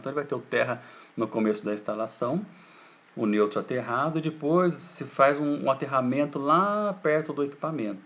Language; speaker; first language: Portuguese; native; Portuguese